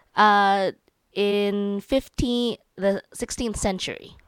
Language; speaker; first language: English; non-native, local second language; Cebuano